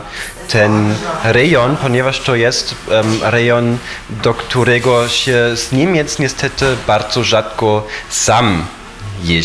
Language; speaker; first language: Polish; non-native, fluent; German